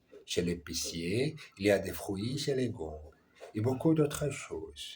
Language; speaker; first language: French; non-native, learner; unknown